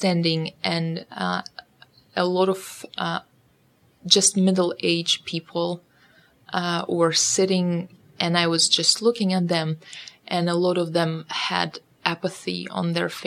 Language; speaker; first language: English; non-native, fluent; Russian